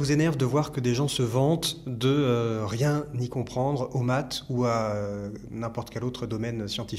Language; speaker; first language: French; native; French